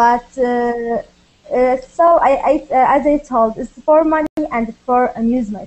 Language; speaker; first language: English; non-native, learner; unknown